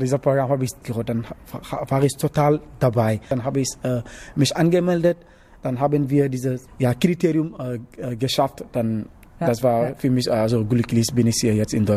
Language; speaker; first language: German; non-native, learner; Wolof